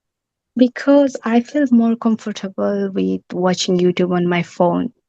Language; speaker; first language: English; non-native, learner; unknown